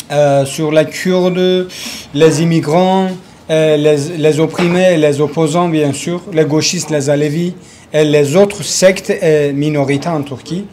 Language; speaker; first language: French; non-native, learner; Kurdish